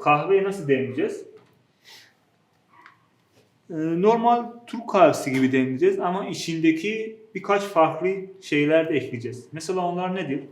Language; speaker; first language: Turkish; non-native, fluent; Persian